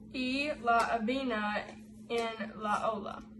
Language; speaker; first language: Spanish; non-native, learner; English